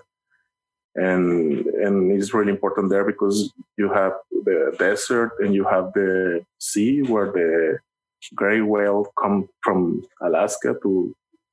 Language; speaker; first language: English; non-native, learner; Spanish